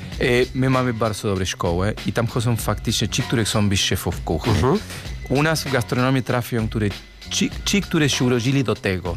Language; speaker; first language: Polish; non-native, learner; Spanish